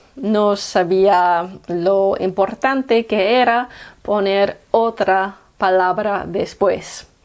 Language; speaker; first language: Spanish; non-native, fluent; English